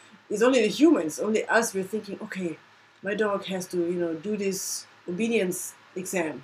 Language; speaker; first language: English; non-native, fluent; German